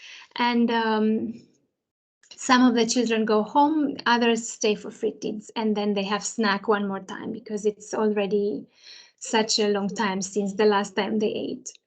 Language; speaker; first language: English; non-native, fluent; Romanian